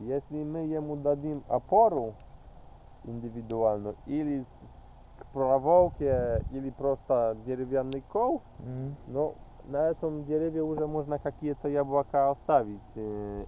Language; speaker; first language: Russian; non-native, fluent; Polish